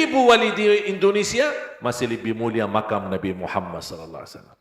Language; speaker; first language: Indonesian; non-native, fluent; Arabic